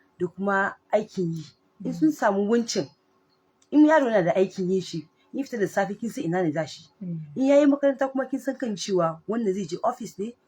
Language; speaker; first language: Hausa; non-native, local second language; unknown